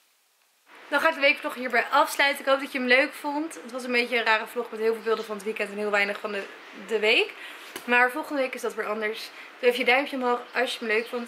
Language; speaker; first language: Dutch; native; Dutch